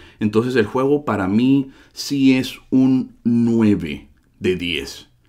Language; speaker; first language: Spanish; native; Spanish